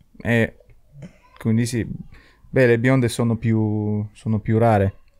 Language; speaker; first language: Italian; non-native, fluent; Russian